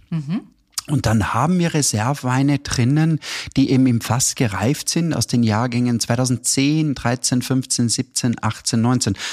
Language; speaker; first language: German; native; German